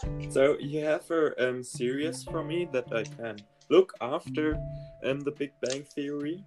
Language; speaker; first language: English; non-native, learner; German